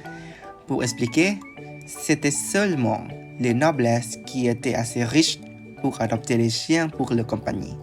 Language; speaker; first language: French; non-native, learner; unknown